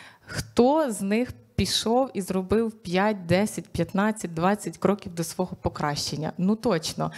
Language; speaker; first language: Ukrainian; native; Ukrainian